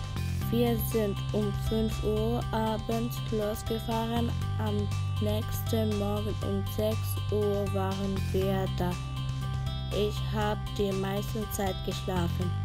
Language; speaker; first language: German; early bilingual, other home language; Arabic